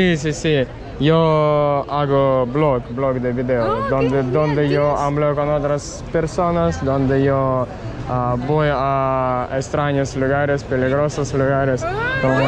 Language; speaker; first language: Spanish; non-native, learner; Russian